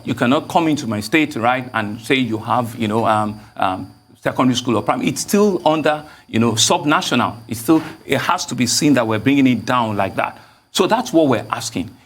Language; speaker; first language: English; non-native, local second language; Yoruba